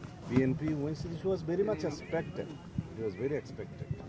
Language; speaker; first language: English; non-native, local second language; Bangla